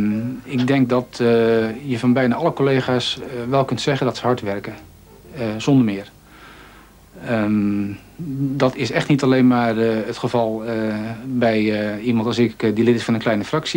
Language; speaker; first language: Dutch; native; Dutch